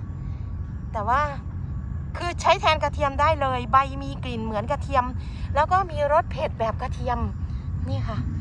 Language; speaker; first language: Thai; native; Thai